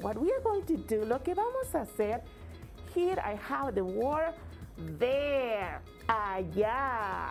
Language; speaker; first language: English; non-native, fluent; Spanish